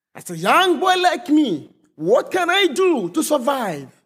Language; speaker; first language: English; non-native, local second language; Akan